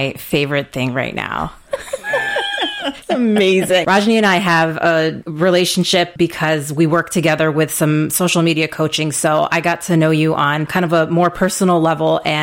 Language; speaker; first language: English; native; English